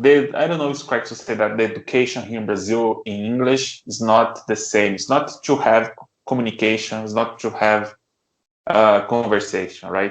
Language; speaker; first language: English; non-native, learner; Portuguese